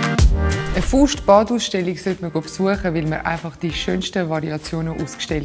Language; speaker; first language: German; native; German